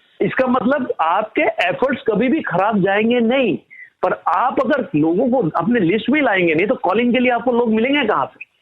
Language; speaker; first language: Hindi; native; Hindi